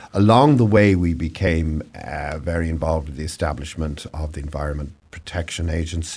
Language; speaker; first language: English; native; English